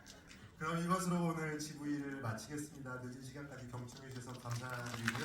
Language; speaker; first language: Korean; native; Korean